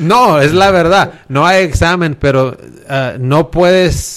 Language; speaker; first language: Spanish; early bilingual, heritage; Spanish